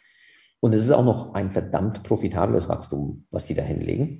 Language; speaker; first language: German; native; German